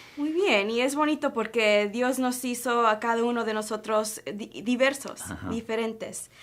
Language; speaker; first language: Spanish; early bilingual, heritage; Spanish